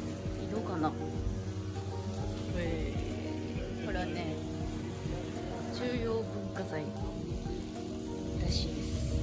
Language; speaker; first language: Japanese; native; Japanese